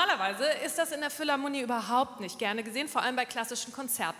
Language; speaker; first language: German; native; German